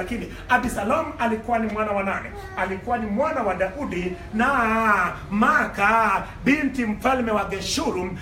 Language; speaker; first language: Swahili; non-native, local second language; Luo (Kenya and Tanzania)